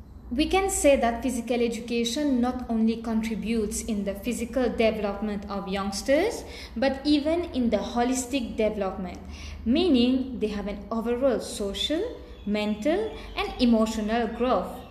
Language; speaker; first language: English; non-native, local second language; Morisyen